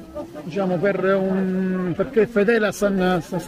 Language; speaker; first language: Italian; native; Italian